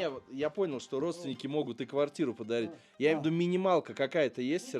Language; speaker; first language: Russian; native; Russian